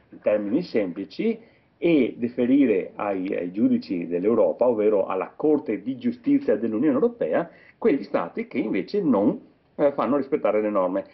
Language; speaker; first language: Italian; native; Italian